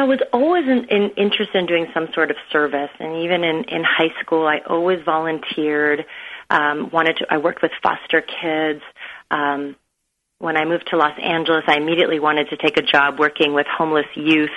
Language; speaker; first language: English; native; English